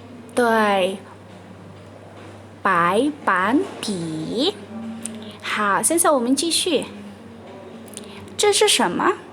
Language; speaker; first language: Chinese; non-native, fluent; Indonesian